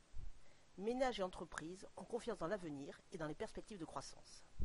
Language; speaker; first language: French; native; French